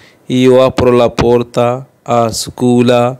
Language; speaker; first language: Italian; non-native, fluent; Punjabi